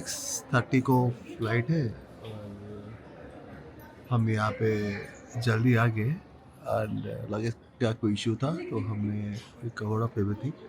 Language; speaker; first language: Hindi; non-native, local second language; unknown